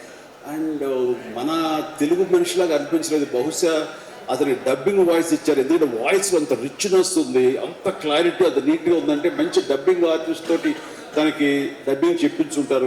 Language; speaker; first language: Telugu; native; Telugu